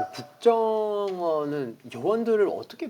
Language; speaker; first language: Korean; non-native, fluent; French